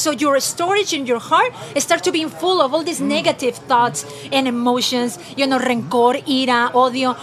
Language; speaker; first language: English; non-native, fluent; Spanish